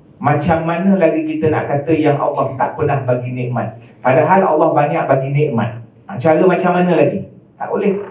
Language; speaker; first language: Malay; native; Malay